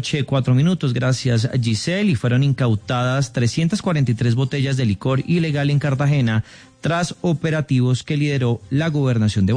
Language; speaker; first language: Spanish; native; Spanish